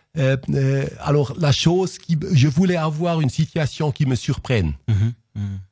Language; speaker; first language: French; non-native, local second language; Swiss German